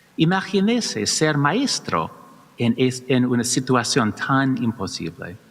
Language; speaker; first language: Spanish; non-native, learner; English